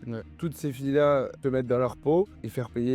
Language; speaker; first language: French; native; French